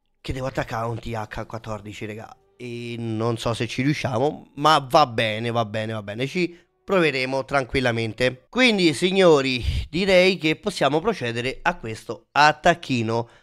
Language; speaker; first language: Italian; native; Italian